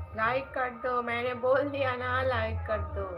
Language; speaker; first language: Hindi; non-native, local second language; Bangla